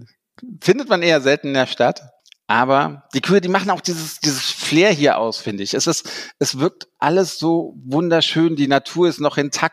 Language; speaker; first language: German; native; German